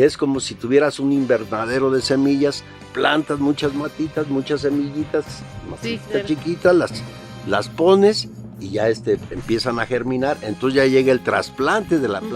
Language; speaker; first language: Spanish; native; Spanish